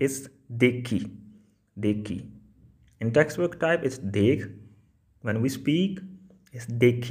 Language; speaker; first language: English; non-native, local second language; Punjabi